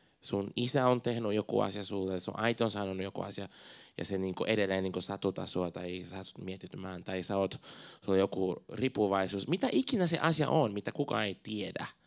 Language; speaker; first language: Finnish; non-native, fluent; Portuguese